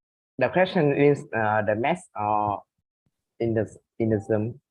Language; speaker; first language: English; non-native, learner; Vietnamese